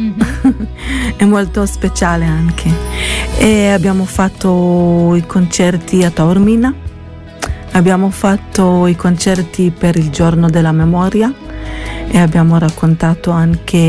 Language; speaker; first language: Italian; non-native, fluent; Hebrew